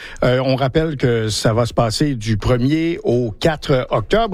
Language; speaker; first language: French; native; French